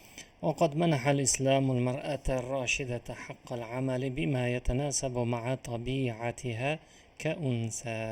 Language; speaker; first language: Arabic; non-native, fluent; Uzbek